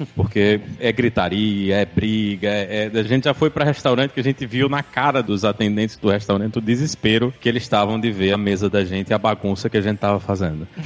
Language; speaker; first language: Portuguese; native; Portuguese